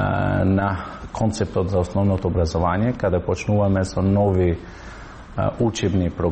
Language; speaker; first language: Macedonian; non-native, local second language; Albanian